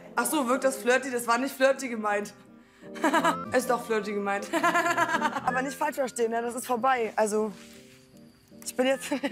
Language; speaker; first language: German; early bilingual, other home language; Polish